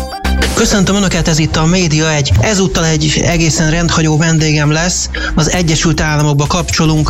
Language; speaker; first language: Hungarian; native; Hungarian